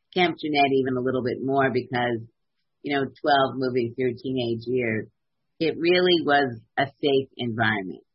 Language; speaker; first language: English; native; English